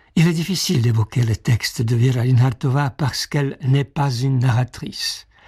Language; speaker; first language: French; non-native, fluent; Czech